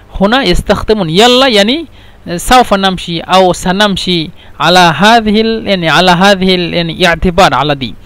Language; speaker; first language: Egyptian Arabic; non-native, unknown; Bangla